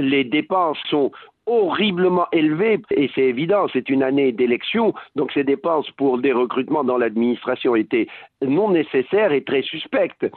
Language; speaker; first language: French; non-native, local second language; Arabic